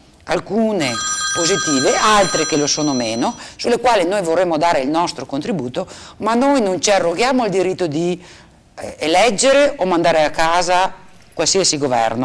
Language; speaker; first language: Italian; native; Italian